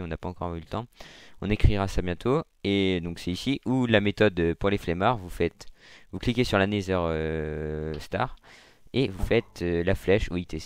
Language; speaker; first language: French; native; French